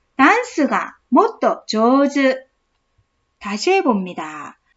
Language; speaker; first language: Korean; native; Korean